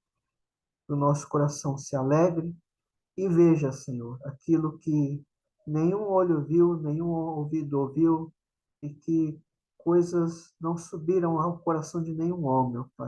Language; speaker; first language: Portuguese; native; Portuguese